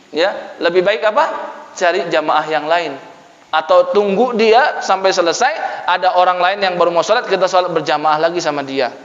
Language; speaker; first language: Indonesian; native; Indonesian